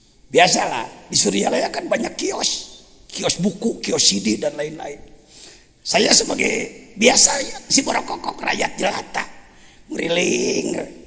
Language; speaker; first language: Malay; non-native, local second language; Sundanese